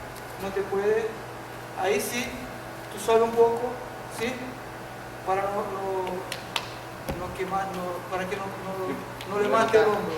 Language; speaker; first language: Spanish; non-native, learner; Portuguese